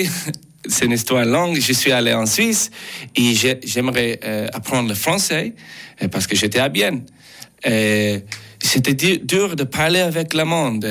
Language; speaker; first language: French; non-native, learner; English